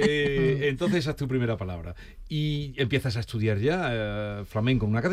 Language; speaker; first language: Spanish; native; Spanish